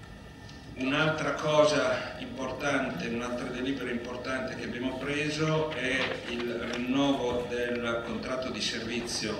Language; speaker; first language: Italian; native; Italian